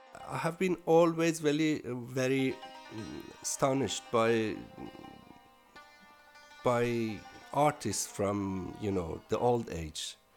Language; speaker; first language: English; non-native, fluent; Persian